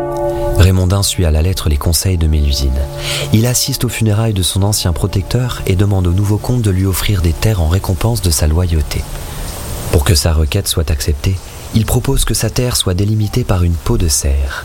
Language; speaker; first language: French; native; French